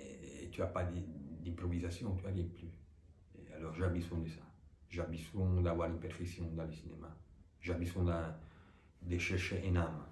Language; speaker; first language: French; non-native, fluent; Italian